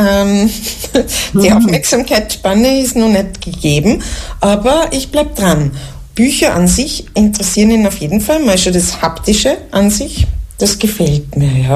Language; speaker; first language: German; native; German